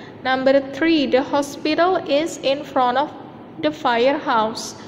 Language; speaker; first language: English; non-native, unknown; Indonesian